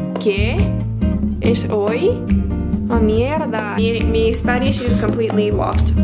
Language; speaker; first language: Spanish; non-native, learner; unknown